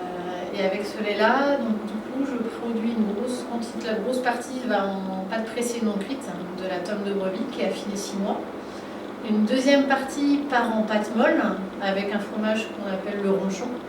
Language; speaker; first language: French; native; French